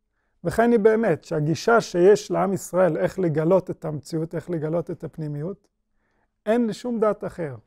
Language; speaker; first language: Hebrew; non-native, fluent; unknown